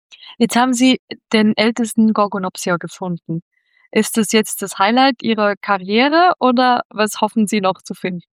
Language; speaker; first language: German; native; German